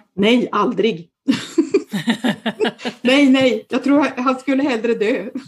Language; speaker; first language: Swedish; native; Swedish